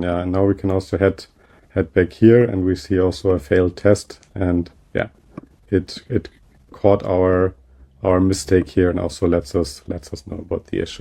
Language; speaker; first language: English; non-native, fluent; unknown